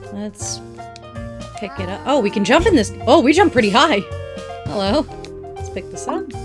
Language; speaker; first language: English; native; English